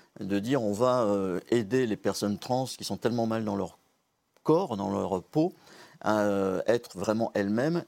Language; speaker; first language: French; native; French